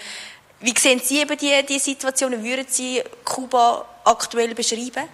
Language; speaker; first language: German; native; German